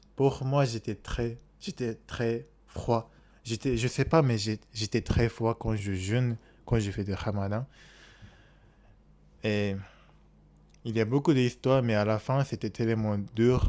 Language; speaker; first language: French; non-native, learner; Japanese